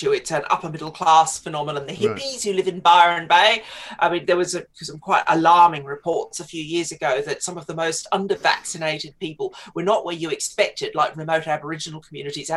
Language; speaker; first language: English; native; English